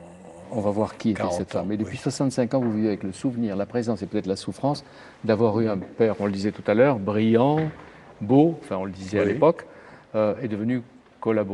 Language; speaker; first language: French; native; French